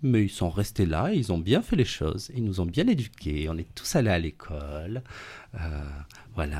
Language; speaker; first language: French; native; French